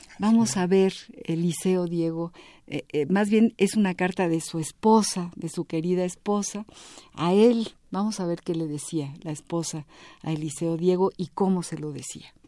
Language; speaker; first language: Spanish; native; Spanish